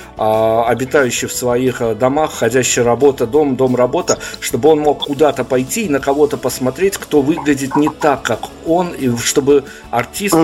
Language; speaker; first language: Russian; native; Russian